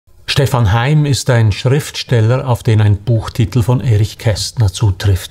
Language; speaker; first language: German; native; German